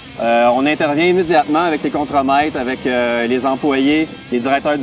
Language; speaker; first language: French; native; French